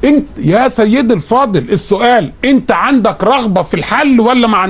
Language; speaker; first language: Arabic; native; Arabic